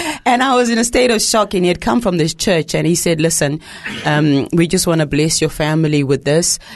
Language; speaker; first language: English; non-native, local second language; Shona